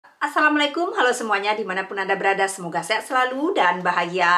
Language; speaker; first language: Indonesian; native; Indonesian